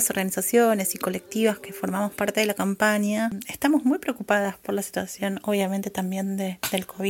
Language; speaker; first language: Spanish; native; Spanish